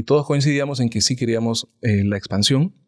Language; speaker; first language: Spanish; native; Spanish